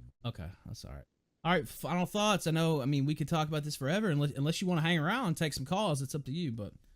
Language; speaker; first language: English; native; English